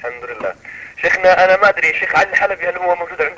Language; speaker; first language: Arabic; native; Arabic